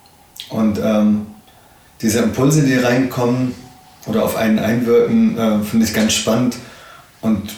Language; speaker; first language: German; early bilingual, other home language; Arabic